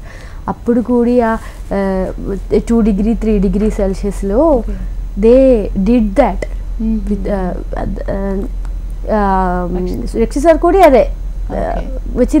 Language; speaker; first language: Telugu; non-native, learner; Malayalam